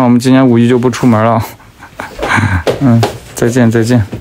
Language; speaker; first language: Chinese; native; Chinese